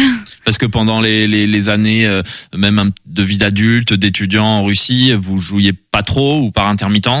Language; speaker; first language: French; native; French